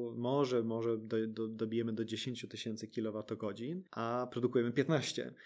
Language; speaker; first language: Polish; early bilingual, heritage; Polish